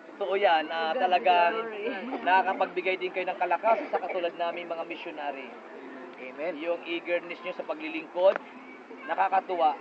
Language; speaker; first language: Filipino; native; Filipino